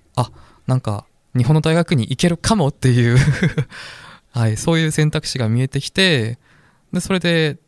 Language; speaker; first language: Japanese; non-native, fluent; Korean